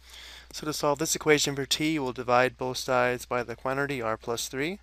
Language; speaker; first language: English; native; English